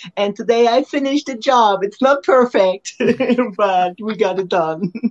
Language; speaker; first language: English; non-native, fluent; German